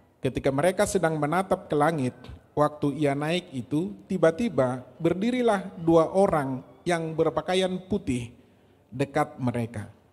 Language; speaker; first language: Indonesian; native; Indonesian